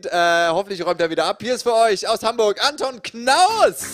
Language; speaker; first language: German; native; German